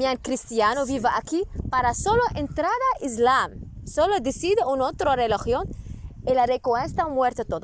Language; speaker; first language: Spanish; non-native, learner; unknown